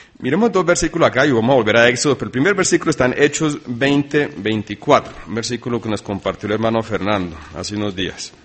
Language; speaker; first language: Spanish; early bilingual, other home language; English